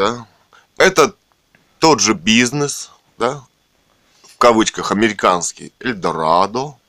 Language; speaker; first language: Russian; native; Russian